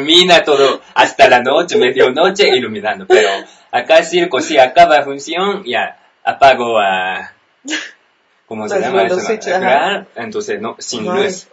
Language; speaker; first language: Spanish; non-native, learner; Japanese